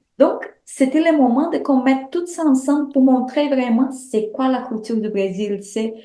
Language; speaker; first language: French; non-native, fluent; Portuguese